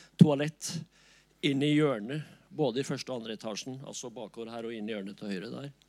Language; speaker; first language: Norwegian; native; Norwegian